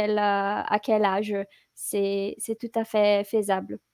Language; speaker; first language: French; non-native, fluent; Portuguese